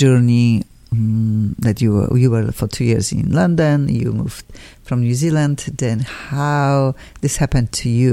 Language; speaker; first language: English; non-native, fluent; Polish